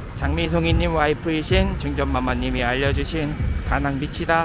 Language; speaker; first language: Korean; native; Korean